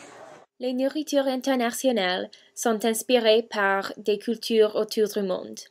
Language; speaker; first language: French; non-native, learner; English